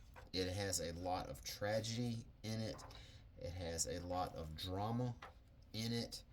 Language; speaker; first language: English; native; English